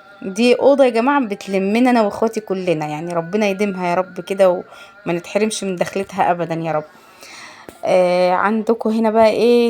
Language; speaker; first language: Arabic; native; Arabic